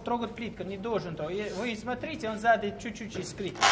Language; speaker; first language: Russian; non-native, learner; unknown